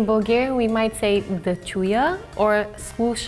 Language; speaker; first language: English; non-native, fluent; Bulgarian